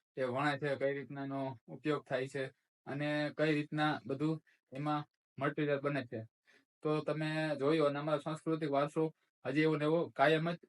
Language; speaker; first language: Gujarati; native; Gujarati